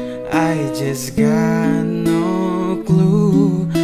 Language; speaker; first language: English; non-native, learner; Indonesian